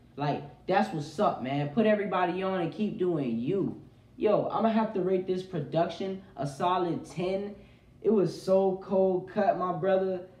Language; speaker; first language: English; native; English